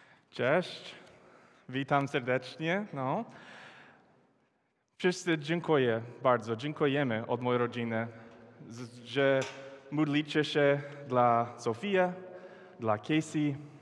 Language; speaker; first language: Polish; non-native, learner; English